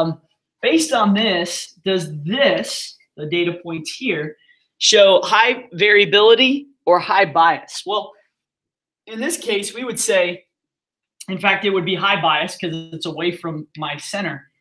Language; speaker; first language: English; native; English